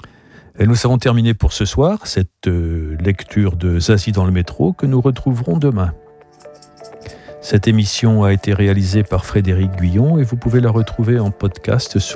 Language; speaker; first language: French; native; French